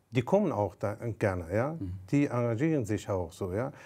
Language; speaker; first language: German; non-native, fluent; Persian